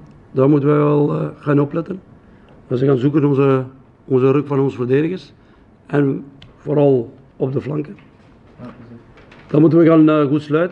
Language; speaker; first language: Dutch; non-native, learner; Albanian